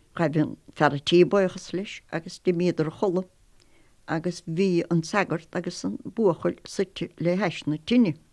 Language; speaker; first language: Irish; native; Irish